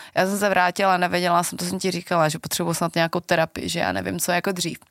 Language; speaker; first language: Czech; early bilingual, other home language; Vietnamese